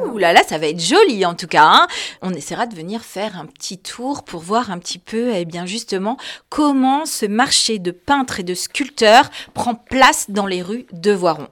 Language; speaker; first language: French; native; French